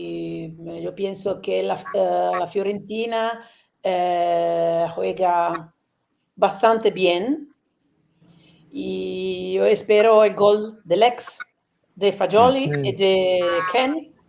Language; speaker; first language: Spanish; non-native, learner; Italian